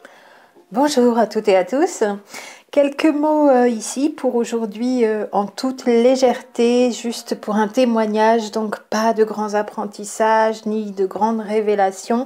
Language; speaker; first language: French; native; French